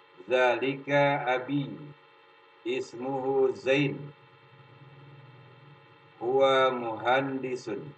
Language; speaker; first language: Arabic; non-native, fluent; Indonesian